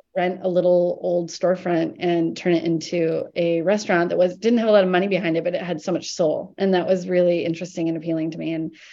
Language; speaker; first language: English; native; English